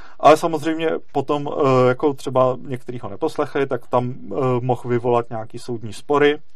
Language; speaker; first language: Czech; native; Czech